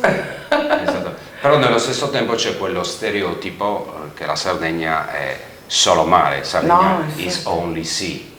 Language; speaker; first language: Italian; native; Italian